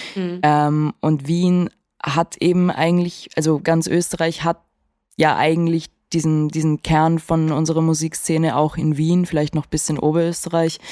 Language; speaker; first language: German; native; German